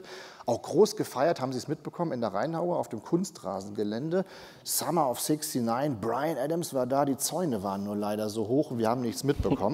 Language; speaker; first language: German; native; German